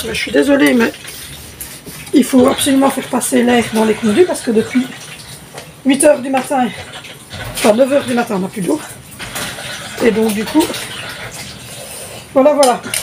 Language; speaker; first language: French; native; French